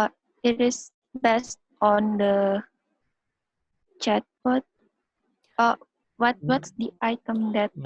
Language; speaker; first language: English; non-native, learner; Indonesian